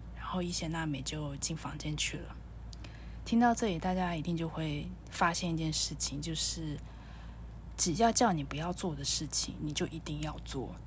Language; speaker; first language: Chinese; native; Chinese